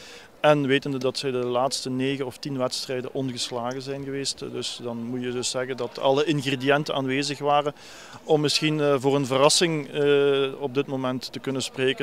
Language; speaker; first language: Dutch; native; Dutch